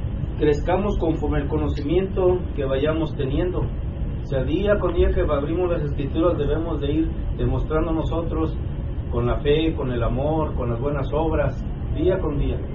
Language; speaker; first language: Spanish; native; Spanish